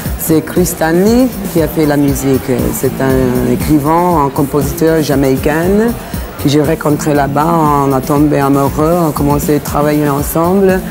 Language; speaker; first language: French; non-native, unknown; English